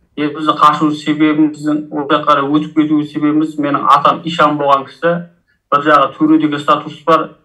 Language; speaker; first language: Kazakh; early bilingual, heritage; Kazakh